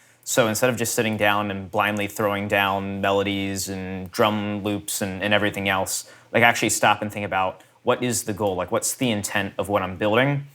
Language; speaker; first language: English; native; English